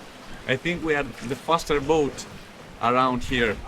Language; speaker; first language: English; non-native, fluent; Greek